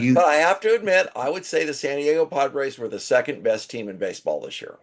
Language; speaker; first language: English; native; English